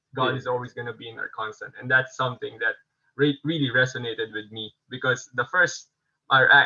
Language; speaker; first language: English; non-native, local second language; Filipino